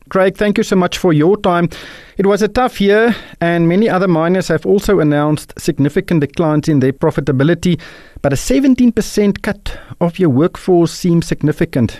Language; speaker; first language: English; non-native, local second language; Afrikaans